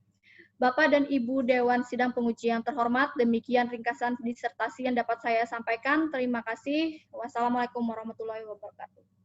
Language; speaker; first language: Indonesian; native; Indonesian